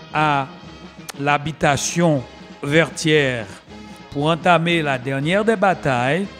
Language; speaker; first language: French; non-native, local second language; Haitian Creole